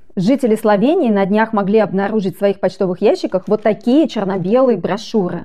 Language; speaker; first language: Russian; native; Russian